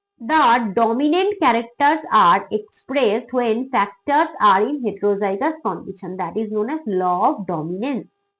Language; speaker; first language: English; non-native, local second language; Bangla